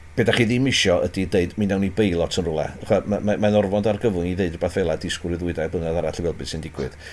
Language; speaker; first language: Welsh; native; Welsh